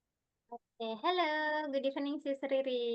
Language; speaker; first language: English; non-native, fluent; Indonesian